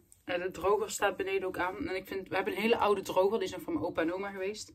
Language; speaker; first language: Dutch; native; Dutch